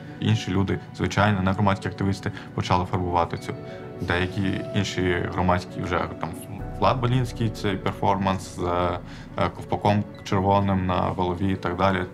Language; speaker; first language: Ukrainian; non-native, local second language; Armenian